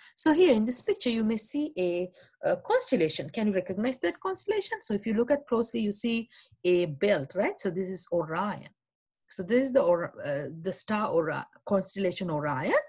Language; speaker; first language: English; non-native, local second language; Sinhala